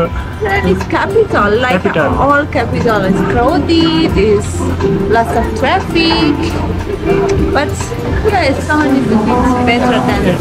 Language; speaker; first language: English; non-native, learner; Persian